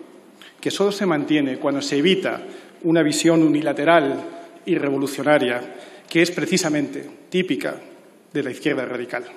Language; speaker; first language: Spanish; native; Spanish